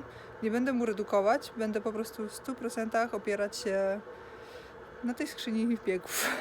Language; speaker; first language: Polish; native; Polish